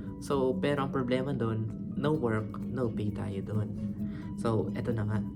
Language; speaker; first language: Filipino; non-native, local second language; Cebuano